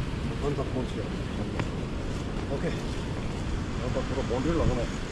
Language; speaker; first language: Hindi; non-native, local second language; Tibetan